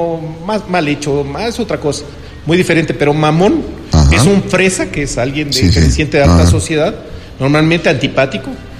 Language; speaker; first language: Spanish; native; Spanish